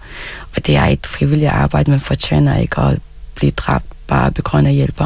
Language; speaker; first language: Danish; non-native, fluent; Arabic